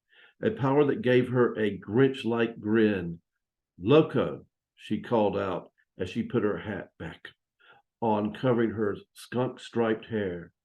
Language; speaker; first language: English; native; English